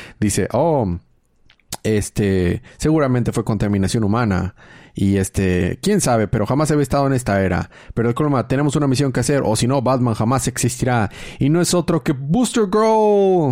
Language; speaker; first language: Spanish; native; Spanish